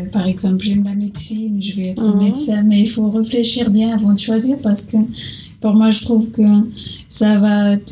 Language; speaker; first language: French; non-native, learner; Portuguese